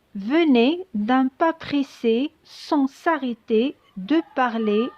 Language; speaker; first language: French; non-native, local second language; Arabic